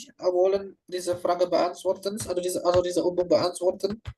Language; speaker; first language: German; non-native, learner; Indonesian